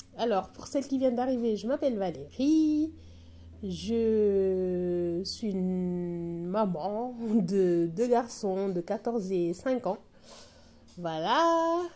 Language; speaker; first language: French; non-native, local second language; Wolof